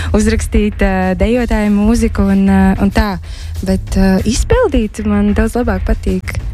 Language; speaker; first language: Latvian; native; Latvian